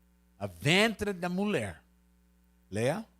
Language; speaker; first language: Portuguese; non-native, learner; Spanish